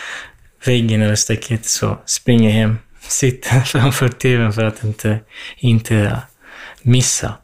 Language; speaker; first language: Swedish; non-native, fluent; Kurdish